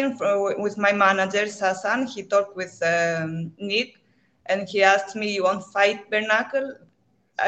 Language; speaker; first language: English; non-native, learner; Greek